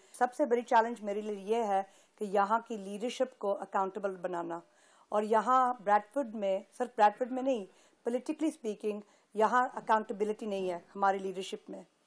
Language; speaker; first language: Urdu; early bilingual, heritage; Urdu